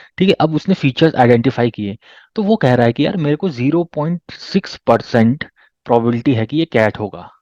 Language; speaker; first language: Hindi; native; Hindi